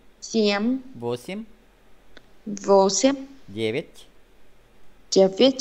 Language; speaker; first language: Russian; non-native, learner; Vietnamese